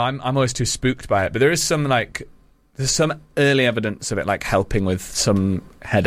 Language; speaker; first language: English; native; English